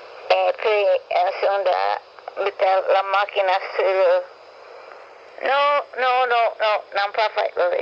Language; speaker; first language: Italian; early bilingual, heritage; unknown